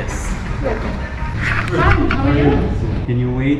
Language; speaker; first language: English; non-native, fluent; Albanian